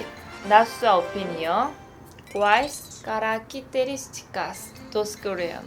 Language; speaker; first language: Portuguese; non-native, learner; Korean